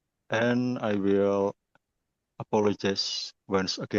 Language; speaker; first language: English; non-native, learner; Indonesian